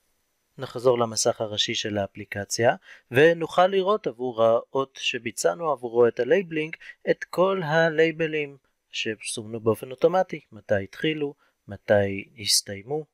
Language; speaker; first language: Hebrew; native; Hebrew